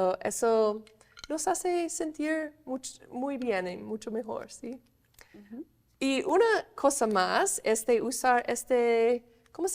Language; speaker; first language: Spanish; non-native, fluent; English